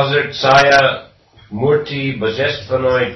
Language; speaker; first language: Russian; non-native, fluent; English